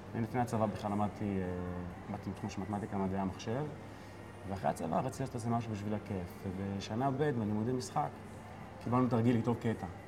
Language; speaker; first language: Hebrew; native; Hebrew